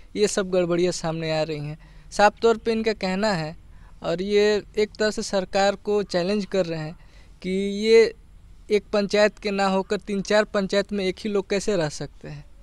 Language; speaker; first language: Hindi; native; Hindi